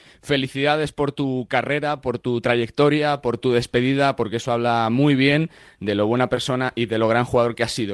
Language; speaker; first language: Spanish; native; Spanish